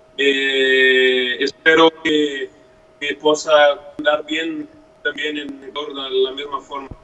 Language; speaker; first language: Spanish; non-native, learner; Portuguese